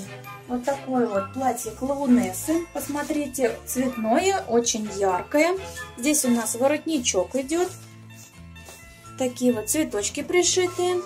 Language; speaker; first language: Russian; native; Russian